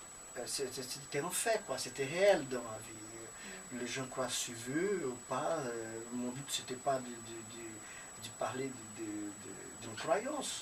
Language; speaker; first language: French; non-native, fluent; Portuguese